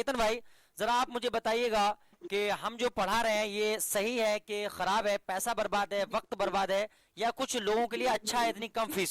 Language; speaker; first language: Hindi; native; Hindi